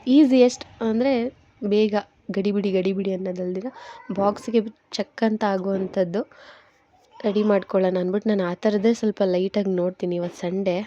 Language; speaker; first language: Kannada; native; Kannada